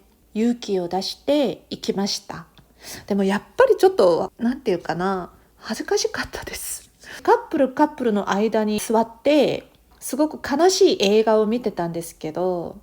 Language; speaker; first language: Japanese; non-native, fluent; Korean